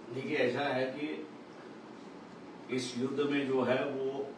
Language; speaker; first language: Hindi; non-native, local second language; Marathi